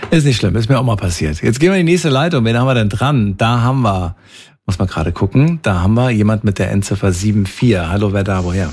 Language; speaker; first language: German; native; German